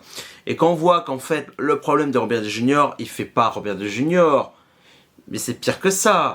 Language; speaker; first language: French; native; French